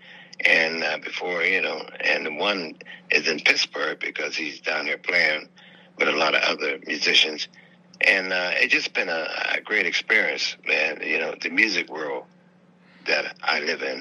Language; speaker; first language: English; native; English